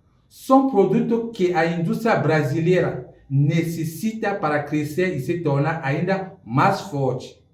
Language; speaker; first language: Portuguese; non-native, fluent; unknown